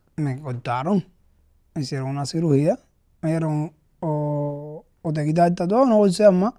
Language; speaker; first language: Spanish; native; Spanish